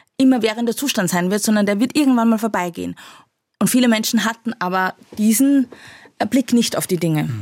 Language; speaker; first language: German; native; German